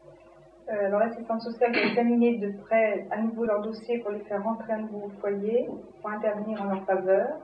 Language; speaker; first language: French; native; French